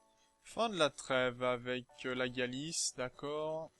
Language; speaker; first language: French; native; French